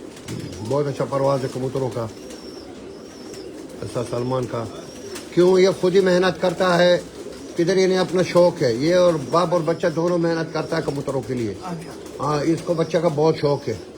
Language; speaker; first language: Hindi; non-native, learner; Arabic